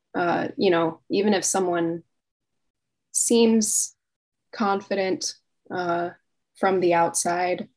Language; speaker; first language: English; native; English